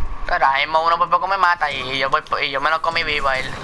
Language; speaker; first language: Spanish; native; Spanish